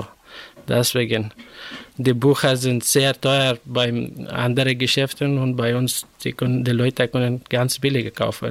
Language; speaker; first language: German; non-native, learner; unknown